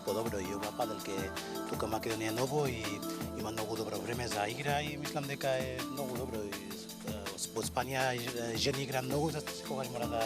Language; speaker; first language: Macedonian; non-native, learner; Spanish